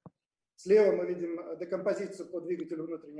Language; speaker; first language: Russian; native; Russian